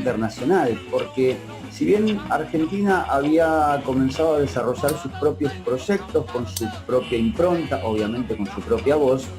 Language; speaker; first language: Spanish; native; Spanish